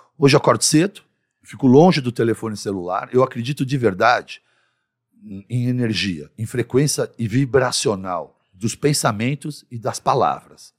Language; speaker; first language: Portuguese; early bilingual, other home language; Arabic